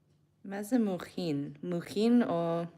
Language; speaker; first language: Hebrew; non-native, learner; English